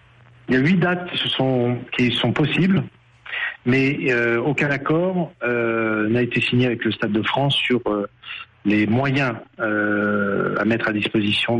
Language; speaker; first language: French; native; French